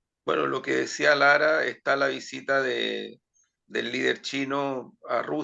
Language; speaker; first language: Spanish; native; Spanish